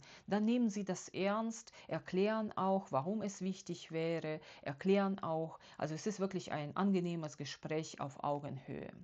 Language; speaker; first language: German; non-native, fluent; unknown